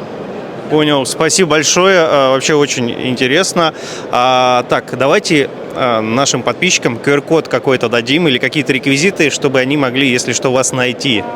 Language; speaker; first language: Russian; native; Russian